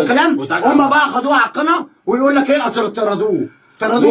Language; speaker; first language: Arabic; native; Arabic